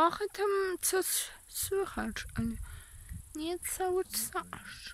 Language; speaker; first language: Polish; early bilingual, heritage; Polish